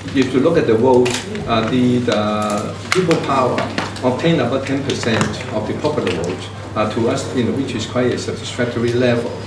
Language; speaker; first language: English; non-native, local second language; Cantonese